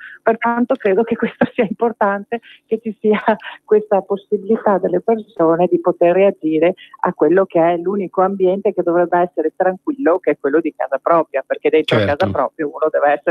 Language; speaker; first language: Italian; native; Italian